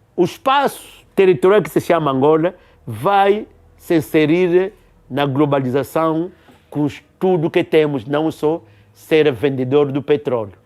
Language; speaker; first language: Portuguese; non-native, local second language; Kongo